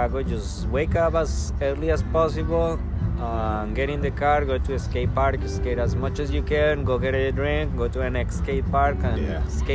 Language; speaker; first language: English; non-native, fluent; Spanish